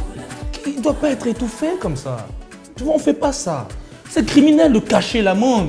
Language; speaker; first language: French; native; French